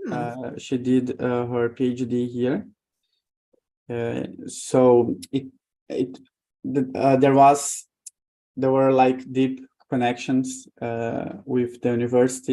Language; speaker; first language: English; non-native, fluent; Portuguese